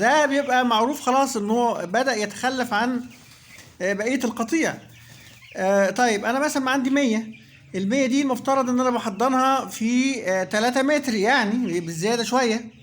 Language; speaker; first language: Arabic; native; Arabic